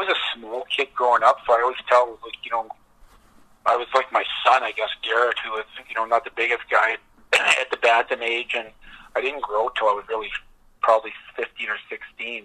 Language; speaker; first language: English; native; English